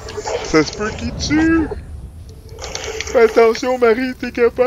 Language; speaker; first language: French; native; French